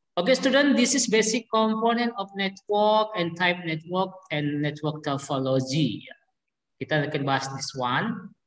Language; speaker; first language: English; non-native, learner; Indonesian